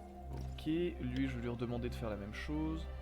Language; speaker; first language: French; native; French